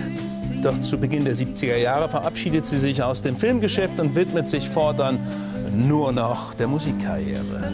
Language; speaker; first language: German; native; German